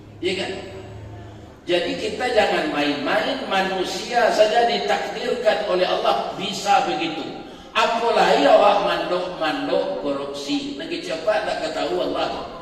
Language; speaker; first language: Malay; non-native, local second language; Minangkabau